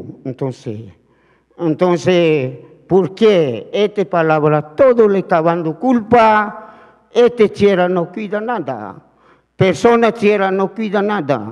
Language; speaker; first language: Spanish; non-native, learner; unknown